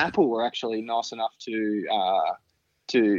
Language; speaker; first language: English; native; English